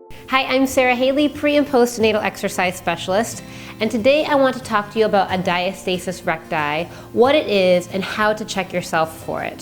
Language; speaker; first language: English; native; English